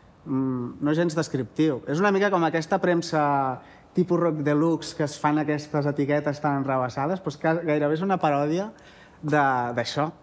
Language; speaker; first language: Catalan; native; Catalan